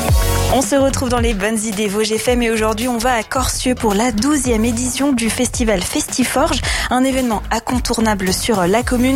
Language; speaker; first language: French; native; French